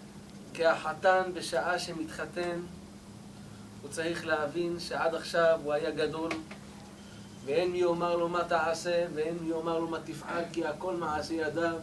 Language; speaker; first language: Hebrew; native; Hebrew